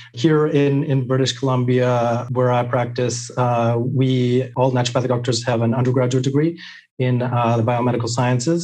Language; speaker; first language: English; native; English